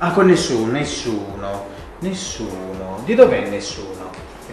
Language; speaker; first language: Italian; native; Italian